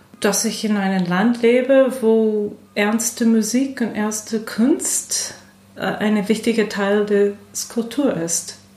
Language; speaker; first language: German; non-native, fluent; English